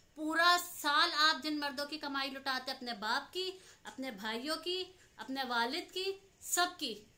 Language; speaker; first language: Urdu; native; Urdu